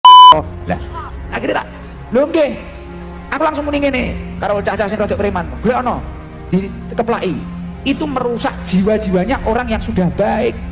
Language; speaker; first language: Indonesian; non-native, local second language; Javanese